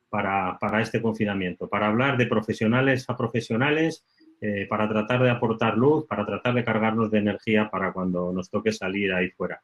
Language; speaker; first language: Spanish; native; Spanish